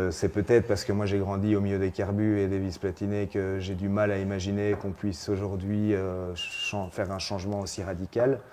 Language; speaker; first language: French; native; French